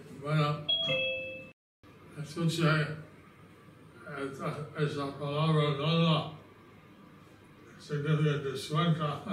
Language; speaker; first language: Spanish; non-native, learner; English